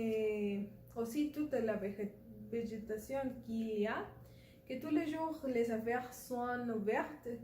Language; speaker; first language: French; non-native, learner; Spanish